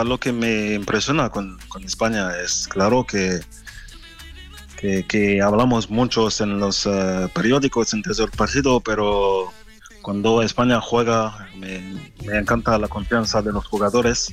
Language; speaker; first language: Spanish; non-native, fluent; French